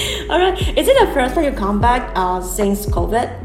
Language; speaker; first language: English; non-native, fluent; Chinese